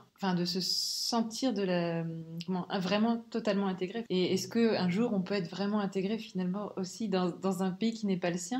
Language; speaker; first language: French; native; French